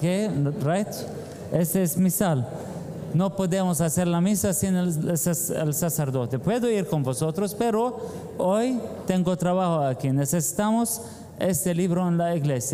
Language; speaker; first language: Spanish; non-native, learner; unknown